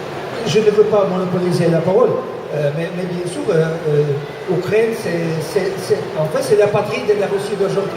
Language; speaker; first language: French; non-native, fluent; Russian